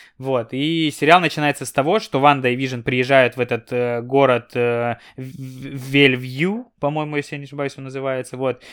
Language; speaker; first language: Russian; native; Russian